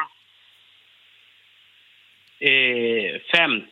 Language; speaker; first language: Swedish; non-native, learner; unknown